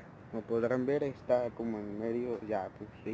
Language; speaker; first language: Spanish; native; Spanish